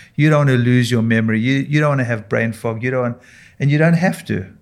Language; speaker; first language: English; native; English